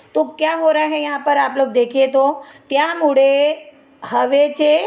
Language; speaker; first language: Hindi; non-native, local second language; Marathi